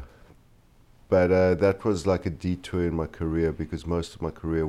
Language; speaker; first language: English; native; English